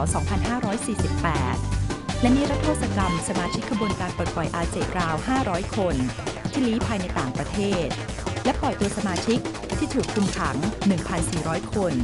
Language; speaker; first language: Thai; native; Thai